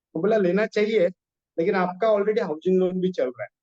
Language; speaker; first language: Hindi; non-native, local second language; Marathi